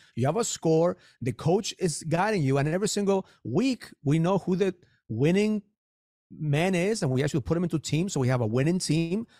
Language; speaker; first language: English; early bilingual, other home language; Spanish